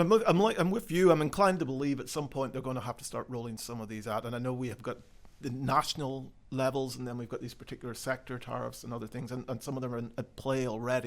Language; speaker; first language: English; native; English